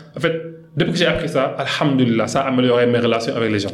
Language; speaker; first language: French; non-native, local second language; Wolof